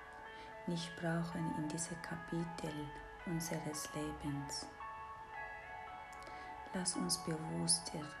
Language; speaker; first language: German; non-native, fluent; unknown